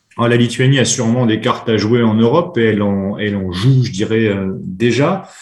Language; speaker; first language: French; native; French